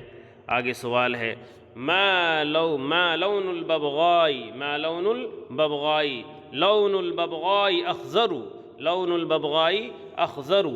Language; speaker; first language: Arabic; non-native, fluent; Urdu